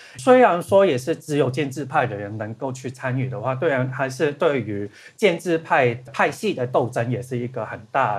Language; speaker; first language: Chinese; non-native, local second language; Cantonese